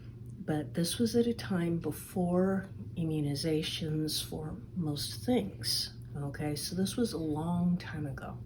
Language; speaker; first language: English; native; English